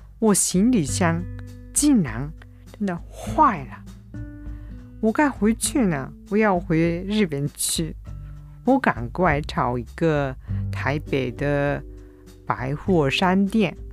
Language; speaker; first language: Chinese; non-native, fluent; Japanese